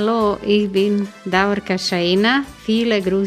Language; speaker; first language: German; non-native, learner; Croatian